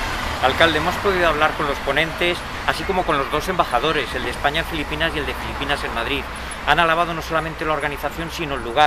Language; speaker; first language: Spanish; native; Spanish